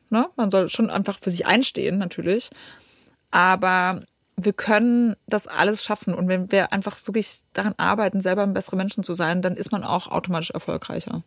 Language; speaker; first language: German; early bilingual, other home language; Polish